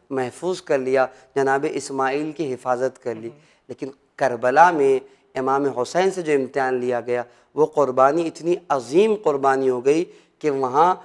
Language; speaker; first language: Urdu; native; Urdu